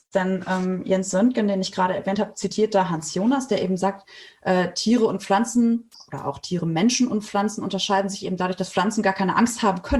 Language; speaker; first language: German; native; German